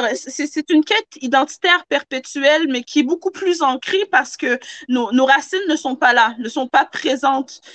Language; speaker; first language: French; native; French